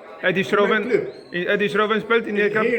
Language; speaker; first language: Dutch; non-native, learner; Polish